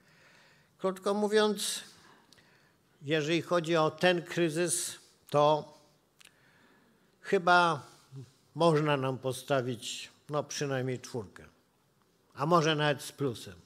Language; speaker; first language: Polish; native; Polish